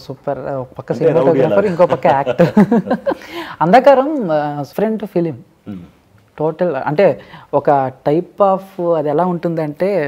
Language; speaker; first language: Telugu; native; Telugu